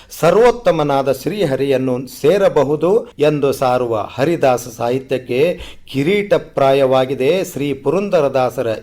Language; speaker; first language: Kannada; native; Kannada